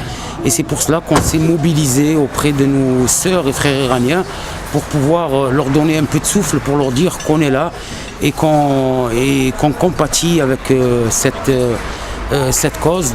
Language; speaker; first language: French; native; French